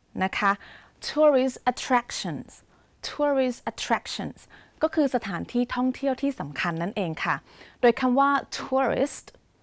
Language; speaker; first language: Thai; native; Thai